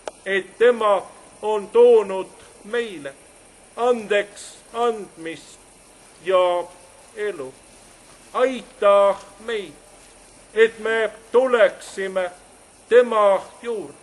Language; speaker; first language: Estonian; non-native, learner; Swedish